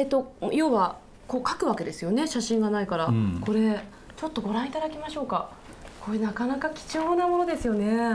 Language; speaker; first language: Japanese; native; Japanese